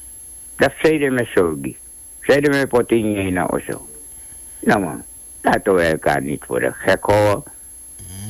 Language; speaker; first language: Dutch; non-native, local second language; Sranan Tongo